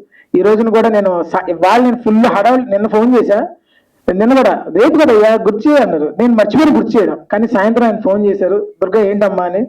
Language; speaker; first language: Telugu; native; Telugu